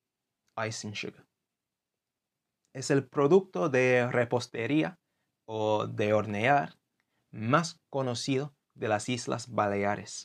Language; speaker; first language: Spanish; non-native, fluent; English